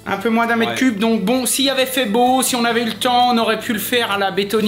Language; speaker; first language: French; native; French